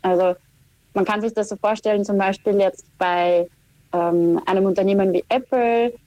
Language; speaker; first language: German; native; German